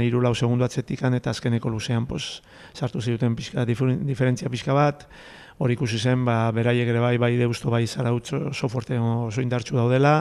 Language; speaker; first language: Basque; native; Basque